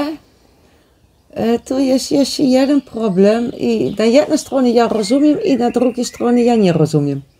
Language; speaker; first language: Polish; non-native, learner; Dutch